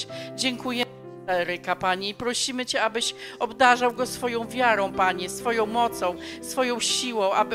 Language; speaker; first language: Polish; native; Polish